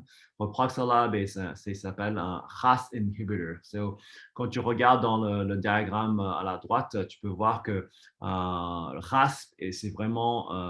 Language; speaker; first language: French; non-native, fluent; English